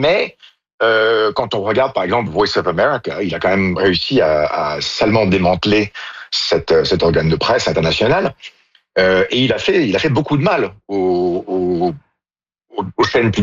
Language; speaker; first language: French; native; French